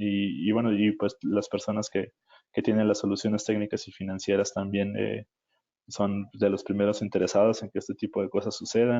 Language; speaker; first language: Spanish; native; Spanish